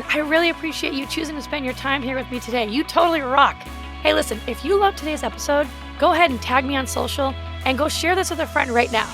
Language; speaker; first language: English; native; English